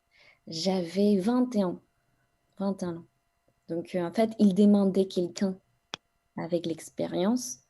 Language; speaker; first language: French; non-native, fluent; Spanish